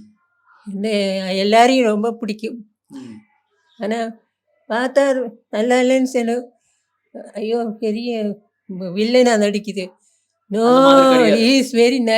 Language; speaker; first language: Tamil; non-native, local second language; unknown